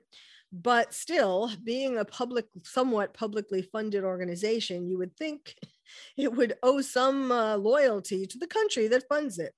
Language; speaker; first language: English; native; English